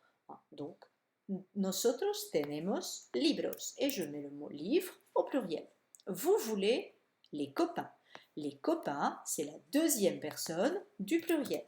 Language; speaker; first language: French; native; French